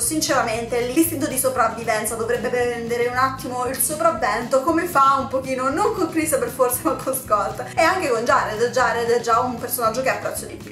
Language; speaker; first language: Italian; native; Italian